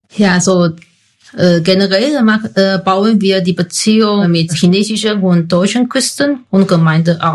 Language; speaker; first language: German; non-native, fluent; Chinese